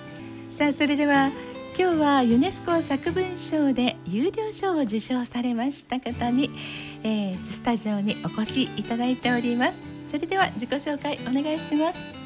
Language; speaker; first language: Japanese; native; Japanese